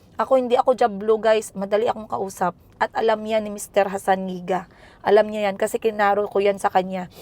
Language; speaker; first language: Filipino; non-native, local second language; Cebuano